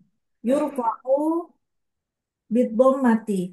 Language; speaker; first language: Arabic; non-native, learner; Indonesian